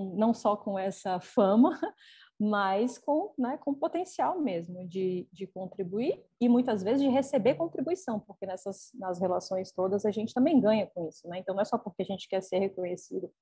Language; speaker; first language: Portuguese; native; Portuguese